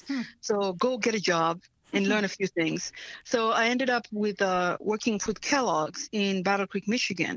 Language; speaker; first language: English; non-native, local second language; Swahili